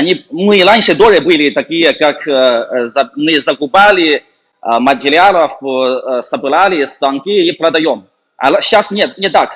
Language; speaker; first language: Russian; non-native, learner; Chinese